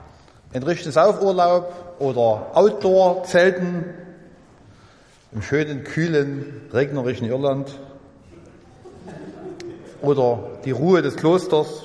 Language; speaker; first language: German; native; German